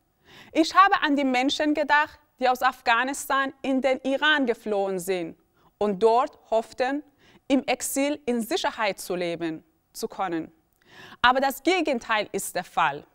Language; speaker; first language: German; early bilingual, other home language; Persian